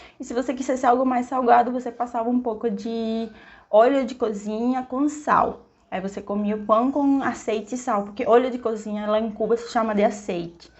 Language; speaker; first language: Portuguese; non-native, fluent; Spanish